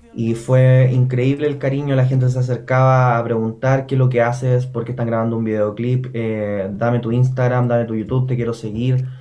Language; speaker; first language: Spanish; native; Spanish